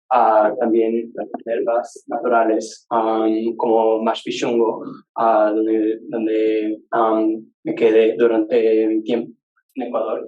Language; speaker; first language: Spanish; non-native, learner; English